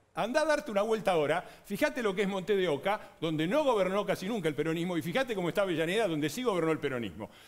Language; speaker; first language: Spanish; native; Spanish